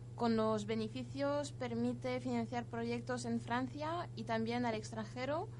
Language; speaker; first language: Spanish; non-native, fluent; French